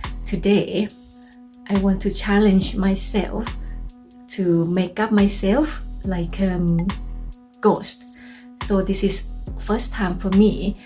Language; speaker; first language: English; non-native, learner; Thai